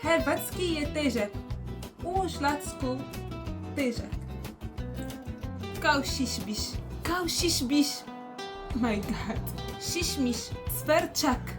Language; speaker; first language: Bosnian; non-native, learner; Arabic